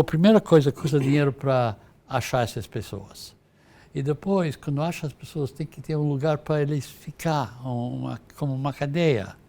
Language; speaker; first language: Portuguese; non-native, fluent; English